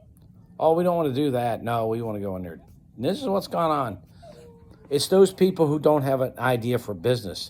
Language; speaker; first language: English; native; English